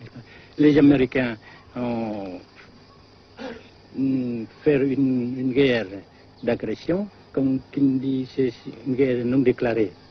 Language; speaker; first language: French; non-native, local second language; Vietnamese